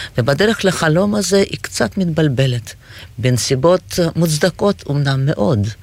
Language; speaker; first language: Hebrew; non-native, fluent; Russian